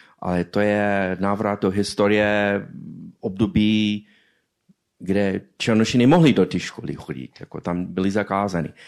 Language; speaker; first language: Czech; non-native, fluent; English